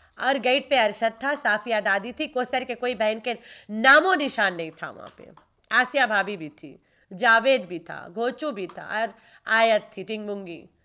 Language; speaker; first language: Urdu; non-native, local second language; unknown